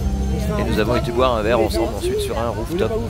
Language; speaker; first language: French; native; French